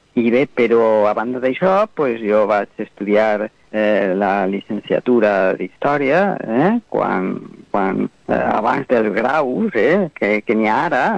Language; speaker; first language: Catalan; non-native, local second language; Spanish